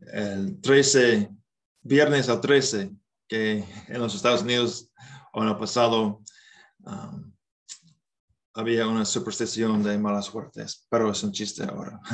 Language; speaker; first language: Spanish; non-native, fluent; English